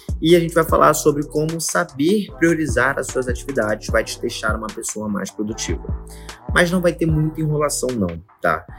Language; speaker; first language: Portuguese; native; Portuguese